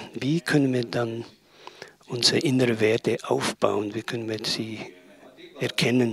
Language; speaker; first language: German; non-native, learner; Tibetan